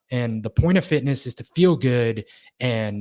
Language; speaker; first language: English; native; English